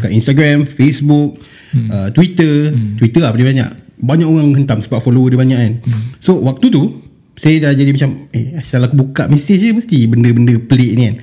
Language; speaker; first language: Malay; native; Malay